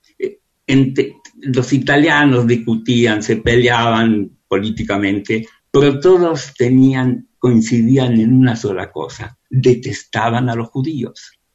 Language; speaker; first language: Spanish; early bilingual, other home language; Russian